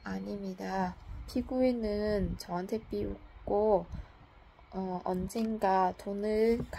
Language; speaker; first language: Korean; non-native, fluent; Vietnamese